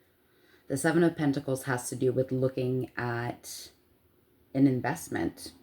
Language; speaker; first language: English; native; English